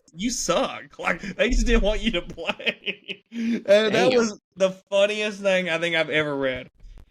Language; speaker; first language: English; native; English